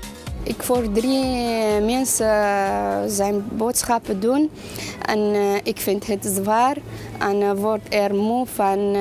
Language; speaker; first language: Dutch; non-native, learner; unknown